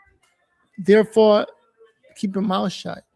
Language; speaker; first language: English; native; English